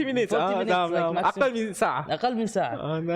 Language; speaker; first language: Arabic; non-native, learner; Korean